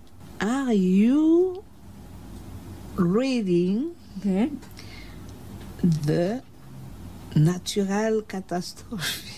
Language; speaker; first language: English; non-native, learner; French